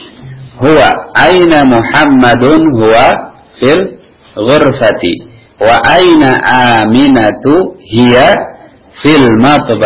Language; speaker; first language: Arabic; non-native, fluent; Indonesian